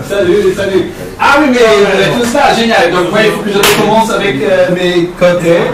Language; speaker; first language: French; non-native, fluent; German